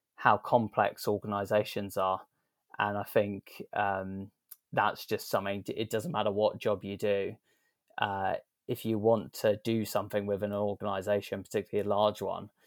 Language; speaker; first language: English; native; English